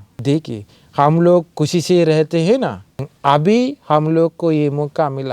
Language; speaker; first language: Hindi; non-native, fluent; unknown